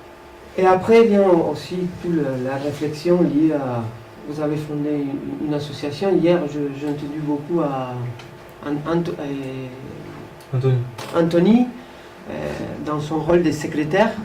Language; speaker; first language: French; non-native, fluent; Spanish